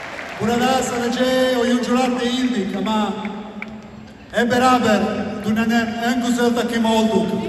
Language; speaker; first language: Turkish; non-native, learner; Italian